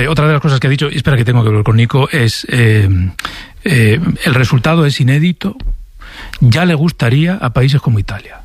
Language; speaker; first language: Spanish; native; Spanish